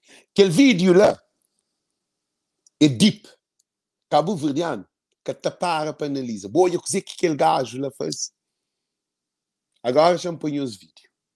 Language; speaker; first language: Portuguese; non-native, local second language; Kabuverdianu